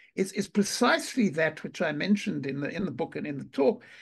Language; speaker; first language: English; native; English